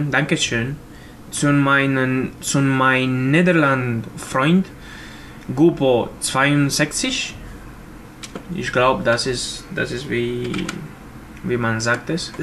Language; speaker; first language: German; non-native, learner; Romanian